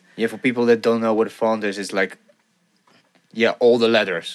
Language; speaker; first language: English; non-native, fluent; Dutch